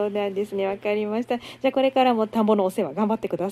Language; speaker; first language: Japanese; native; Japanese